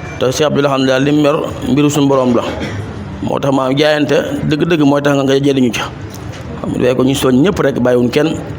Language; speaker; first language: Wolof; native; Wolof